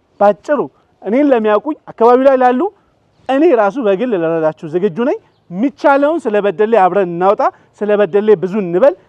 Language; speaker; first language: Amharic; non-native, local second language; Oromo